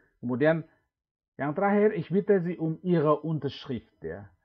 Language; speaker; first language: German; non-native, fluent; Indonesian